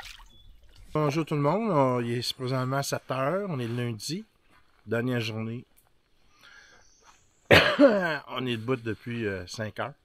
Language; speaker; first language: French; native; French